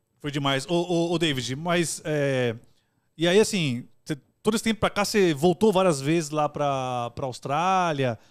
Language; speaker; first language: Portuguese; native; Portuguese